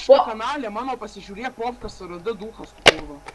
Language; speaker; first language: Lithuanian; native; Lithuanian